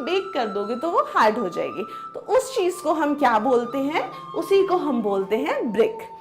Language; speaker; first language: Hindi; non-native, local second language; Gujarati